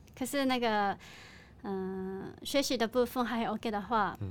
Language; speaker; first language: Chinese; non-native, learner; Japanese